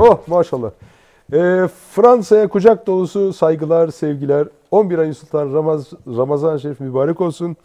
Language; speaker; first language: Turkish; native; Turkish